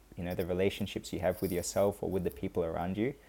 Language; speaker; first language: English; early bilingual, other home language; Hindi